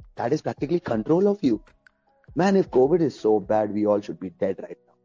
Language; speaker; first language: English; early bilingual, other home language; Arabic